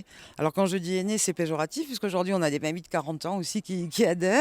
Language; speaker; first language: French; native; French